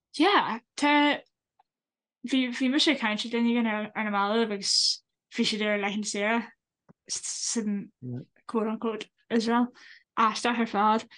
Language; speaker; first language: Irish; non-native, local second language; English